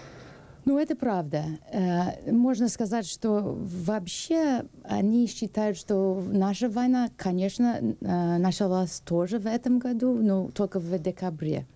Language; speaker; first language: Russian; non-native, learner; English